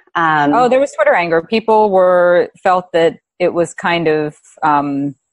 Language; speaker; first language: English; native; English